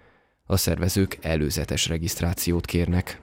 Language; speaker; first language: Hungarian; native; Hungarian